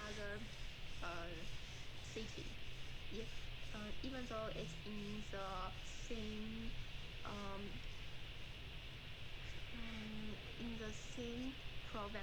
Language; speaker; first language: English; non-native, learner; Chinese